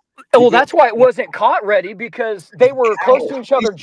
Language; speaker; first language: English; native; English